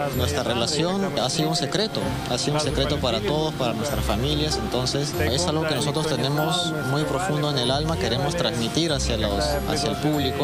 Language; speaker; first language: Spanish; non-native, fluent; Ukrainian